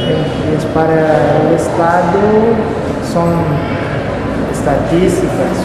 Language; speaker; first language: Spanish; non-native, learner; Portuguese